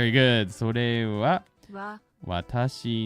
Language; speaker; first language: Japanese; non-native, fluent; English